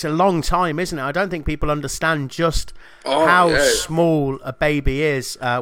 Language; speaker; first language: English; native; English